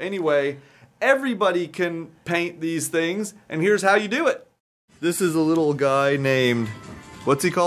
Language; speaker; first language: English; native; English